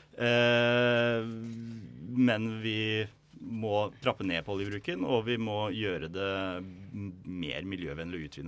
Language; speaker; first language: Norwegian; native; Norwegian